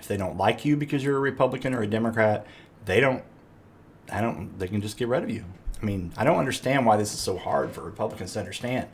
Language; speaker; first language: English; native; English